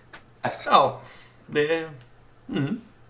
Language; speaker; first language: Swedish; native; Swedish